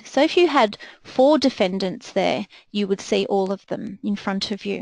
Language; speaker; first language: English; native; English